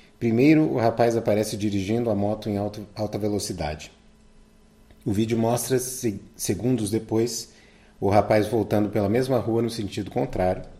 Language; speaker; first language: Portuguese; native; Portuguese